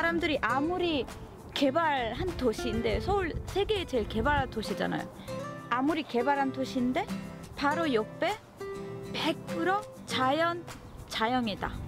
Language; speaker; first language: Korean; non-native, fluent; French